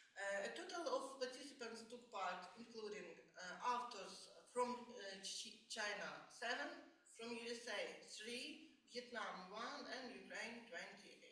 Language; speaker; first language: English; non-native, learner; Ukrainian